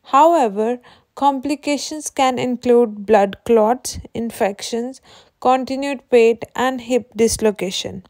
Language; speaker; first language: English; non-native, local second language; Punjabi